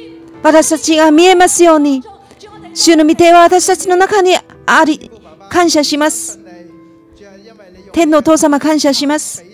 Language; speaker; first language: Japanese; non-native, fluent; Chinese